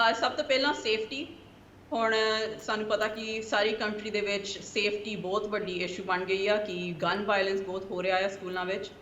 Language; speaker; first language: Punjabi; early bilingual, heritage; Punjabi